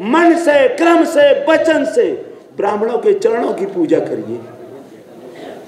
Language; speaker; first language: Hindi; native; Hindi